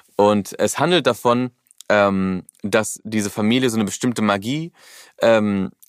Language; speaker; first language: German; early bilingual, heritage; German